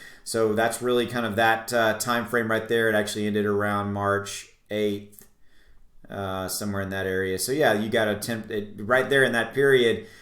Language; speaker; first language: English; native; English